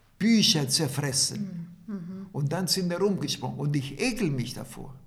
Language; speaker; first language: German; non-native, fluent; Italian